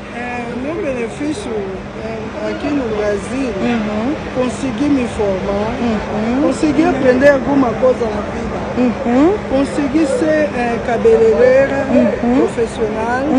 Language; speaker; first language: Portuguese; non-native, fluent; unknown